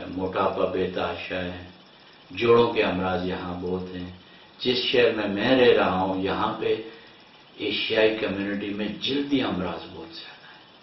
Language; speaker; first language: Urdu; non-native, local second language; Northern Hindko